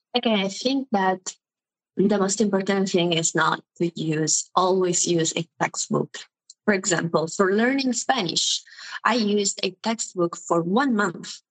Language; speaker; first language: English; non-native, fluent; Italian